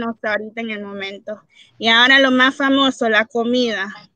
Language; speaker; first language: Spanish; early bilingual, heritage; Spanish